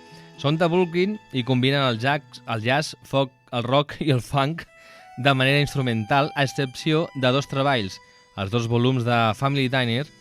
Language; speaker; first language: Catalan; native; Catalan